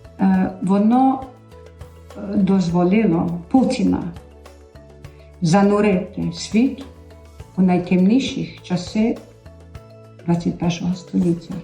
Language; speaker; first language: Ukrainian; early bilingual, heritage; Ukrainian